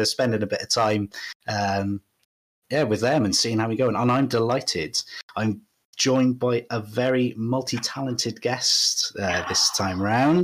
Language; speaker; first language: English; native; English